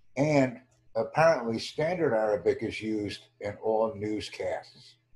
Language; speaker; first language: English; native; English